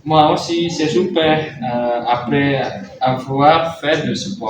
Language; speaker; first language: French; non-native, learner; Indonesian